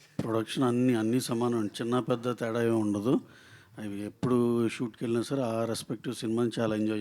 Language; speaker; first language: Telugu; native; Telugu